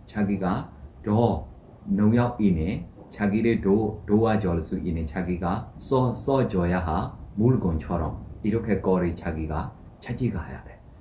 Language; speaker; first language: Korean; non-native, learner; Burmese